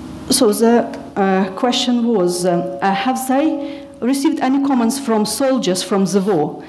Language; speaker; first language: English; non-native, fluent; Ukrainian